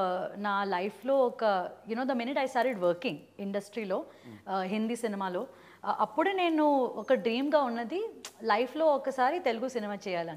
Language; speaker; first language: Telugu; early bilingual, heritage; Telugu